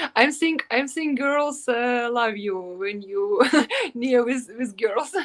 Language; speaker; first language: English; non-native, learner; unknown